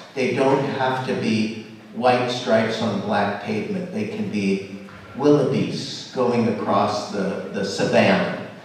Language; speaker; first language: English; native; English